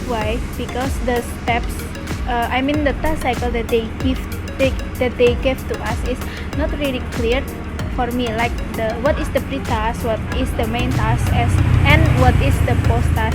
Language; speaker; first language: English; non-native, learner; Indonesian